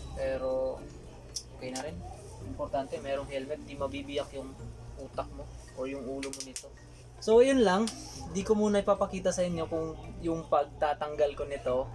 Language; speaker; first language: Filipino; non-native, local second language; Cebuano